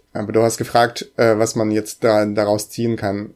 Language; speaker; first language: German; early bilingual, other home language; Russian